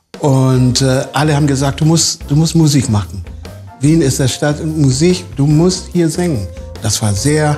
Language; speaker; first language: German; non-native, fluent; English